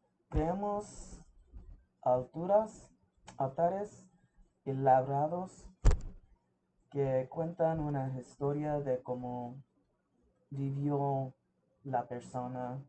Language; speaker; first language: Spanish; early bilingual, heritage; English